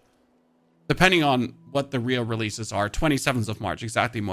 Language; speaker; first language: English; non-native, fluent; German